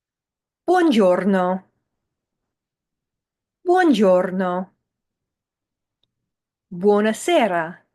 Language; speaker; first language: Italian; non-native, fluent; English